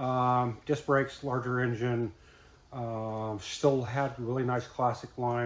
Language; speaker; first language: English; native; English